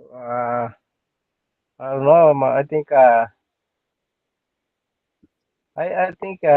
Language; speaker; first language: English; non-native, learner; Spanish